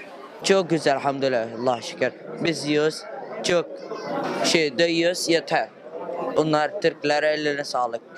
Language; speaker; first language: Turkish; non-native, learner; Arabic